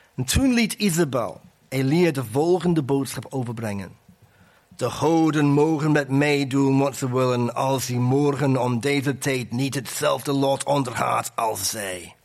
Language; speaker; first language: Dutch; non-native, fluent; English